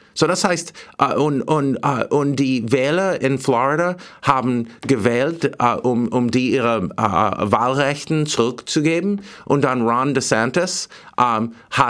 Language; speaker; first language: German; non-native, fluent; English